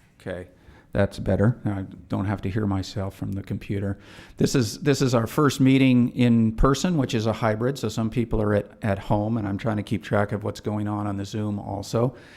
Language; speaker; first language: English; native; English